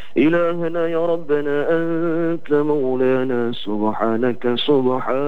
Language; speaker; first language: Arabic; non-native, fluent; Indonesian